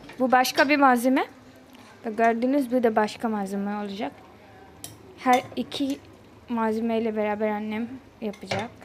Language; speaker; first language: Turkish; non-native, learner; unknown